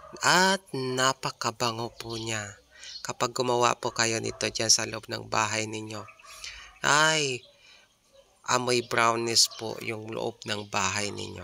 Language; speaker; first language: Filipino; non-native, local second language; Bikol